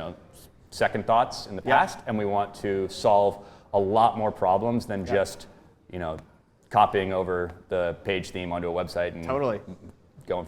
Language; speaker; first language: English; native; English